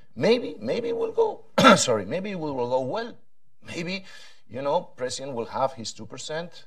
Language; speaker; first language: English; non-native, fluent; Spanish